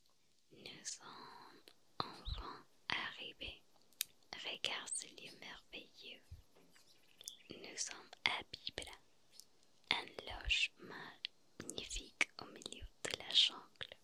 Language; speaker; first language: French; non-native, fluent; Spanish